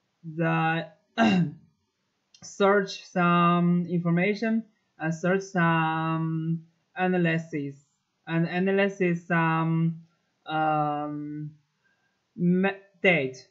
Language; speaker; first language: English; non-native, learner; Chinese